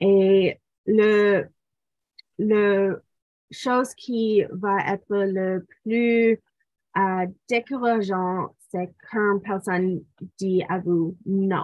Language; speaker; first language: French; non-native, local second language; English